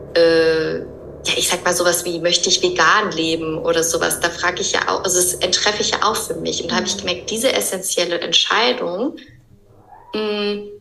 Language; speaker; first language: German; native; German